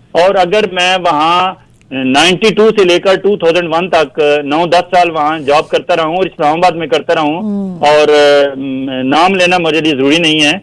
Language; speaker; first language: Urdu; non-native, local second language; Punjabi